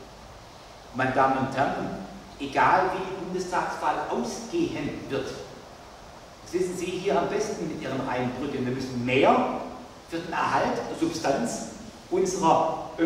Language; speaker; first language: German; native; German